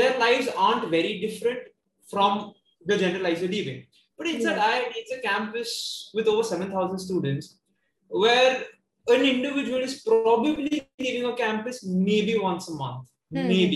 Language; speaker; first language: English; non-native, local second language; Hindi